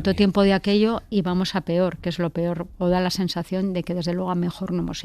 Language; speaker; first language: Spanish; native; Spanish